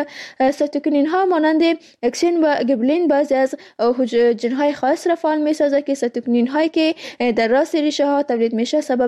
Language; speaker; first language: Persian; native; Persian